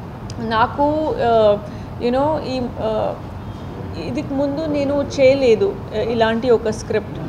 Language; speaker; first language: Telugu; non-native, fluent; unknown